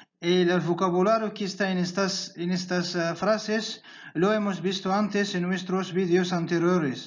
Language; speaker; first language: Spanish; non-native, fluent; Arabic